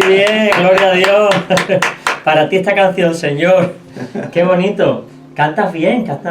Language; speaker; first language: Spanish; native; Spanish